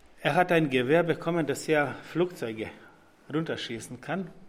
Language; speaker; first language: German; non-native, fluent; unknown